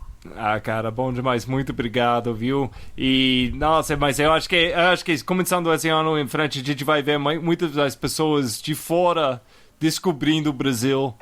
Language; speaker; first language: Portuguese; non-native, fluent; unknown